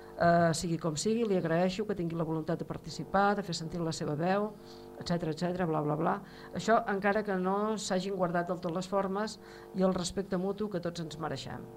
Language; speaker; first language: Catalan; native; Catalan